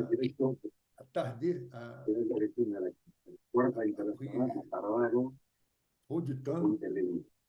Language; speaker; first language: French; non-native, fluent; Portuguese